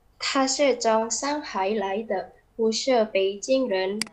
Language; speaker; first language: Chinese; non-native, learner; Indonesian